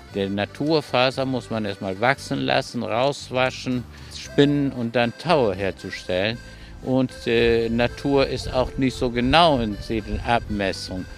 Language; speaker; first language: German; non-native, fluent; Spanish